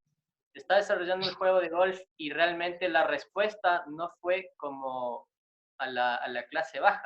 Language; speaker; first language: Spanish; native; Spanish